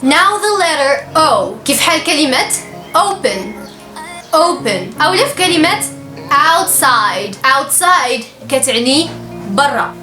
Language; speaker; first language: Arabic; native; Arabic